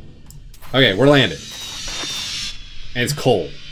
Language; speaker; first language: English; native; English